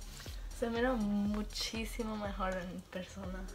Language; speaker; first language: Spanish; early bilingual, heritage; Spanish